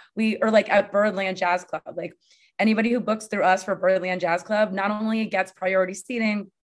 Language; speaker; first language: English; native; English